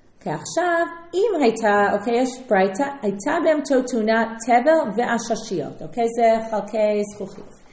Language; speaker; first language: Hebrew; non-native, fluent; English